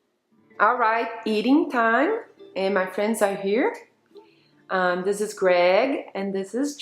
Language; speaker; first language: English; non-native, fluent; Portuguese